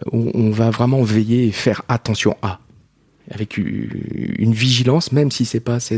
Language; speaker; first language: French; native; French